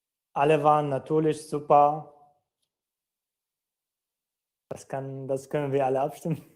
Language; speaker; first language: German; non-native, fluent; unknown